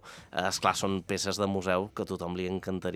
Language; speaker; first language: Catalan; native; Catalan